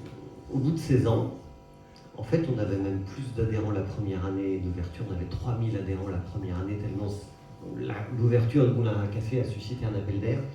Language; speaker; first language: French; native; French